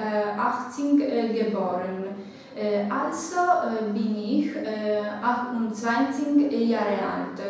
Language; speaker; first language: German; non-native, learner; Ukrainian